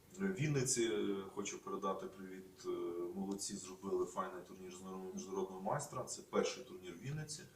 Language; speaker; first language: Ukrainian; native; Ukrainian